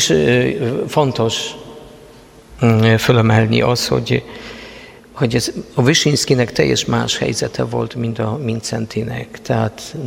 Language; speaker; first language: Hungarian; non-native, fluent; Polish